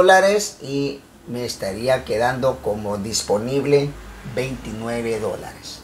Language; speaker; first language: Spanish; native; Spanish